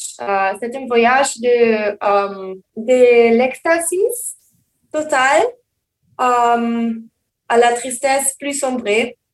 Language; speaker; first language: French; non-native, learner; German